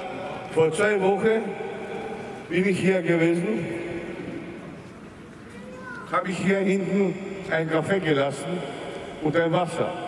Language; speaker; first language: German; non-native, fluent; Greek